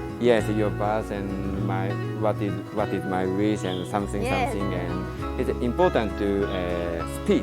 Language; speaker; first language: English; non-native, learner; Japanese